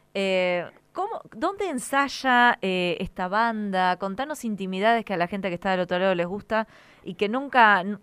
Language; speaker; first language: Spanish; native; Spanish